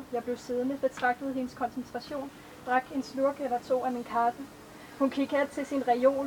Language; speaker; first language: Danish; native; Danish